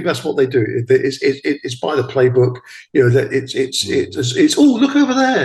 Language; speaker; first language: English; native; English